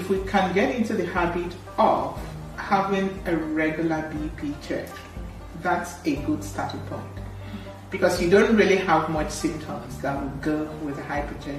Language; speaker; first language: English; non-native, local second language; Igbo